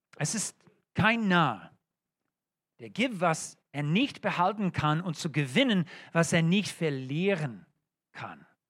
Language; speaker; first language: German; non-native, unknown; English